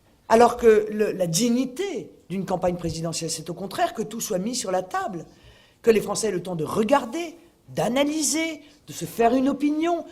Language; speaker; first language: French; native; French